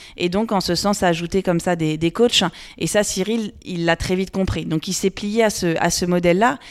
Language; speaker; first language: French; native; French